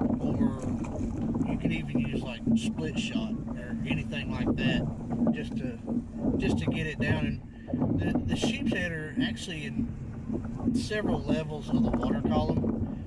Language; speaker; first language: English; native; English